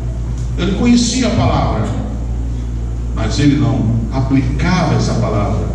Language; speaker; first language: Portuguese; native; Portuguese